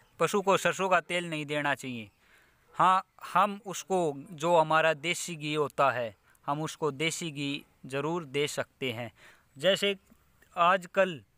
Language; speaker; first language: Hindi; native; Hindi